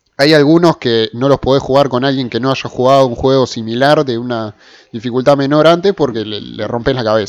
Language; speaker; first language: Spanish; native; Spanish